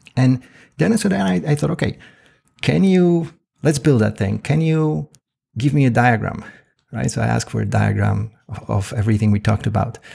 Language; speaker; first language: English; non-native, fluent; Polish